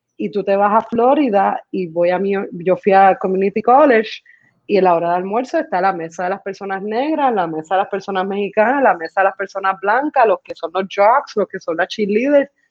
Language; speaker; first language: Spanish; early bilingual, other home language; English